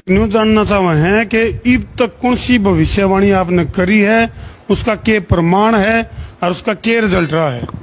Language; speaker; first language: Hindi; native; Hindi